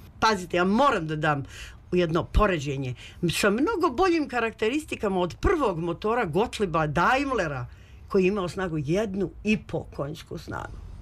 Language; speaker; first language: Serbian; native; Serbian